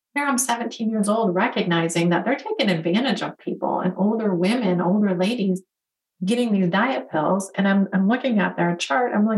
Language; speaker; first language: English; native; English